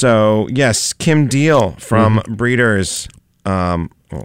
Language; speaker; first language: English; native; English